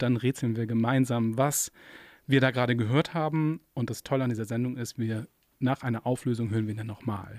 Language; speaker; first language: German; native; German